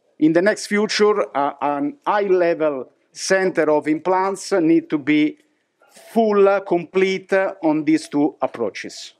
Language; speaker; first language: English; non-native, fluent; Italian